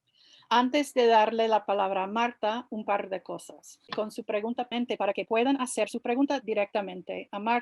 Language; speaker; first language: Spanish; non-native, fluent; English